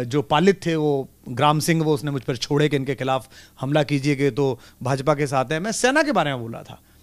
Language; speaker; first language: Hindi; native; Hindi